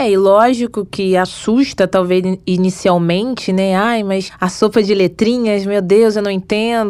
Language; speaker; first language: Portuguese; native; Portuguese